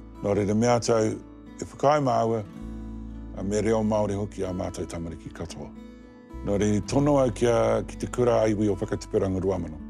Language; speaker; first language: Māori; non-native, local second language; English